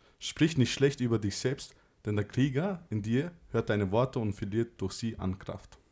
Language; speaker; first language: German; early bilingual, other home language; Albanian